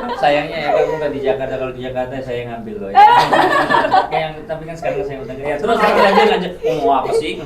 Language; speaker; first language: Indonesian; non-native, fluent; Korean